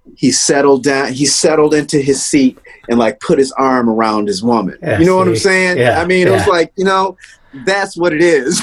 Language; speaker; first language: English; native; English